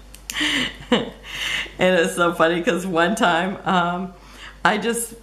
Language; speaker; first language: English; native; English